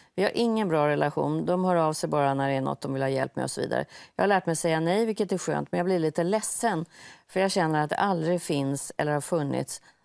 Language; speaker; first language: Swedish; native; Swedish